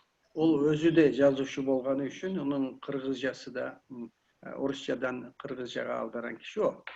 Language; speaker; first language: Kyrgyz; non-native, learner; Kazakh